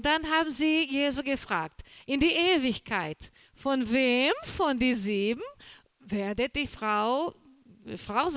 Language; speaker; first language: German; non-native, learner; Portuguese